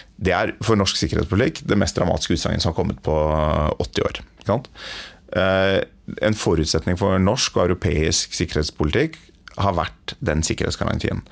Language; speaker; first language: Norwegian; native; Norwegian